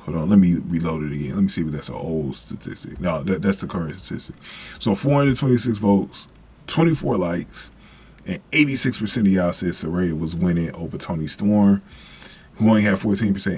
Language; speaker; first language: English; native; English